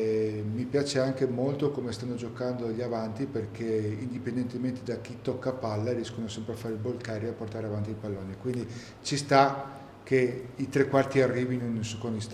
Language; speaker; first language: Italian; native; Italian